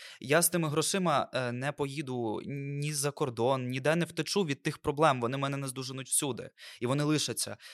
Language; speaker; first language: Ukrainian; non-native, local second language; Russian